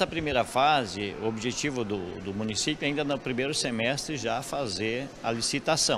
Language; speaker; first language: Portuguese; native; Portuguese